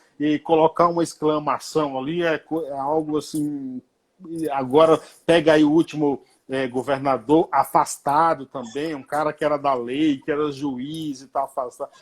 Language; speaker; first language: Portuguese; native; Portuguese